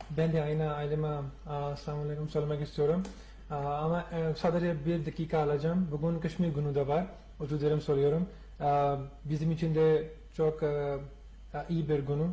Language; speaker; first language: Turkish; non-native, learner; Urdu